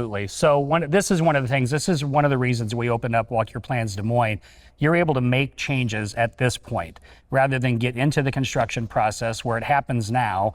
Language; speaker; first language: English; native; English